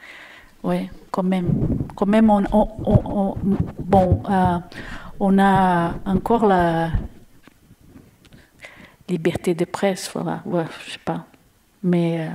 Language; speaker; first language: French; non-native, learner; Portuguese